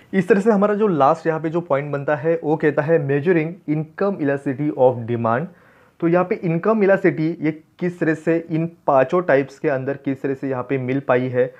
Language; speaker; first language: Hindi; non-native, local second language; Marathi